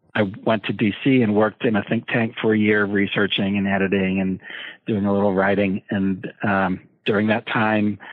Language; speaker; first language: English; native; English